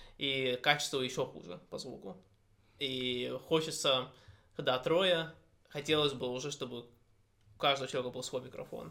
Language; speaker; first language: Russian; early bilingual, heritage; Russian